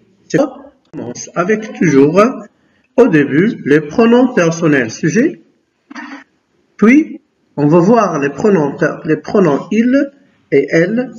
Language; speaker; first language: French; non-native, local second language; Arabic